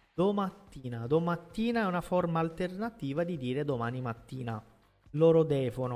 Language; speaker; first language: Italian; non-native, fluent; Portuguese